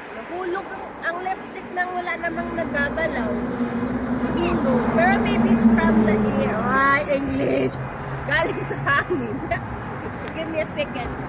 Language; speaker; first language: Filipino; non-native, local second language; Cebuano